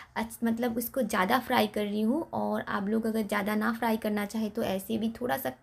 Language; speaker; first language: Hindi; non-native, local second language; Bangla